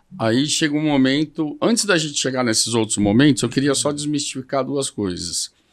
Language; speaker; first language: Portuguese; native; Portuguese